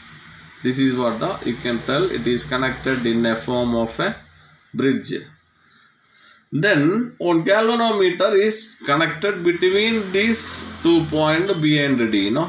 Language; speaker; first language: English; non-native, local second language; Tamil